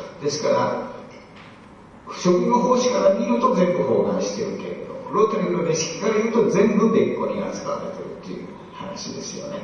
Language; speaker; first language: Japanese; native; Japanese